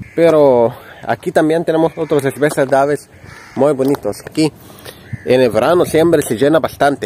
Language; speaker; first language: Spanish; non-native, fluent; Arabic